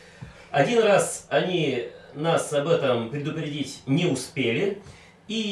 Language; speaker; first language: Russian; native; Russian